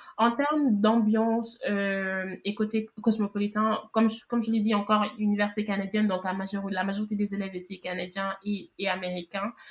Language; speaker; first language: French; non-native, local second language; Wolof